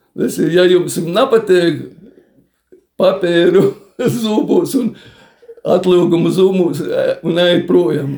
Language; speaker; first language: Latvian; native; Latvian